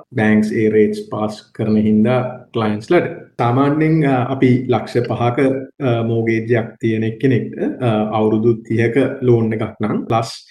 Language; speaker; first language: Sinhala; non-native, local second language; Tamil